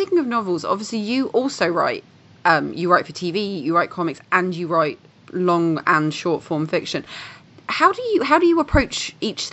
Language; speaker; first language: English; native; English